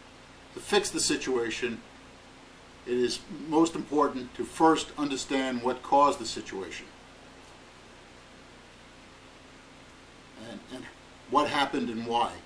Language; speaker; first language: English; native; English